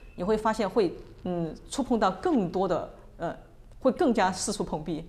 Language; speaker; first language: Chinese; native; Chinese